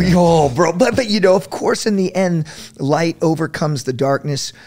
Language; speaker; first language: English; native; English